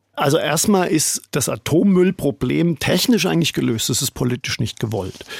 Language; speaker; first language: German; native; German